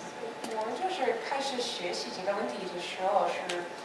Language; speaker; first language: Chinese; non-native, fluent; English